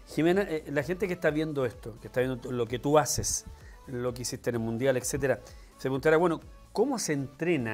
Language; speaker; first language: Spanish; native; Spanish